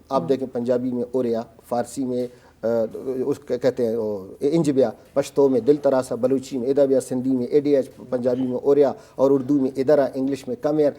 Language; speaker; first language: Urdu; non-native, local second language; Baluchi